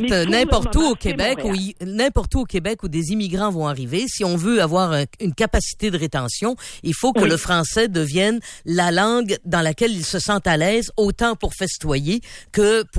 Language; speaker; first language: French; native; French